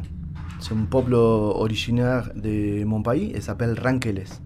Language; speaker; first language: French; non-native, learner; Spanish